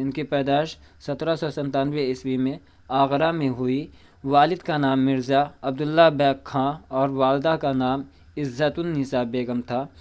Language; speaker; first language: Urdu; native; Urdu